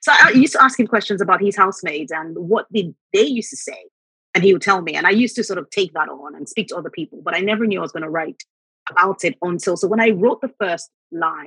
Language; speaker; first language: English; non-native, local second language; Yoruba